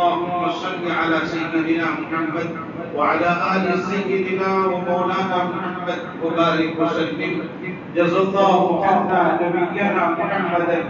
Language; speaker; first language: Urdu; native; Urdu